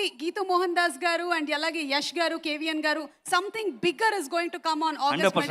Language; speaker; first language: Telugu; native; Telugu